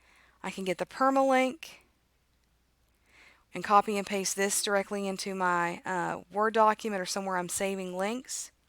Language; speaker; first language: English; native; English